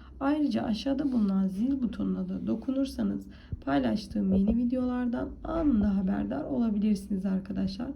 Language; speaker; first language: Turkish; native; Turkish